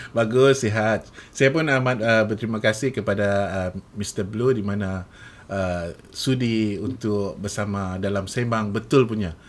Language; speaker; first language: Malay; native; Malay